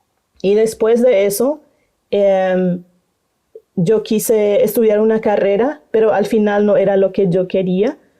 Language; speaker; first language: Spanish; non-native, local second language; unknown